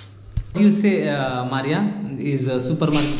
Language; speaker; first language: English; non-native, learner; Hindi